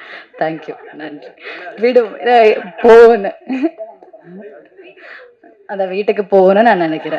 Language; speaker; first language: Tamil; non-native, learner; Malayalam